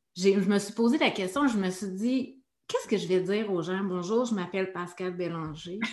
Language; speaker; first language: French; native; French